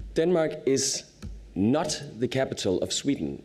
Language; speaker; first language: English; non-native, fluent; Danish